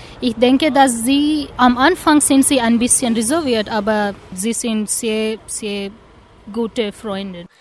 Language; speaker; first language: German; non-native, learner; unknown